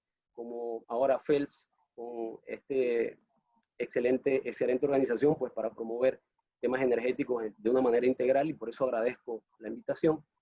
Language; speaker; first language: Spanish; native; Spanish